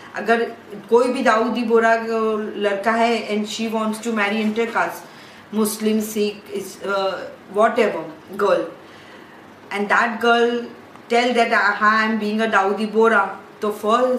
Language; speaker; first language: Hindi; non-native, local second language; Gujarati